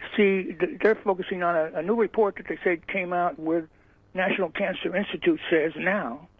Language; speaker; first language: English; early bilingual, other home language; Norwegian